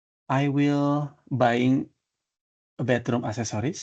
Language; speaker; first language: English; non-native, learner; Indonesian